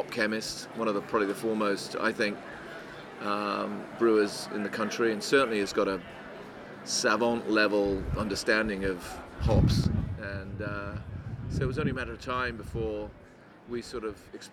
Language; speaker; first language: English; native; English